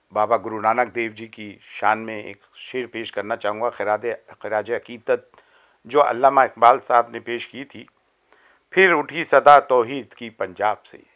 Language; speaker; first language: Urdu; native; Urdu